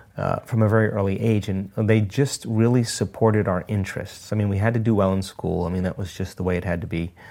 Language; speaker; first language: English; early bilingual, other home language; Italian